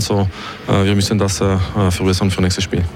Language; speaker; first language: German; non-native, local second language; French